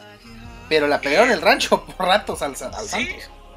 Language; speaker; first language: Spanish; native; Spanish